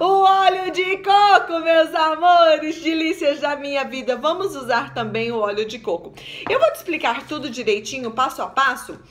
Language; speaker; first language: Portuguese; native; Portuguese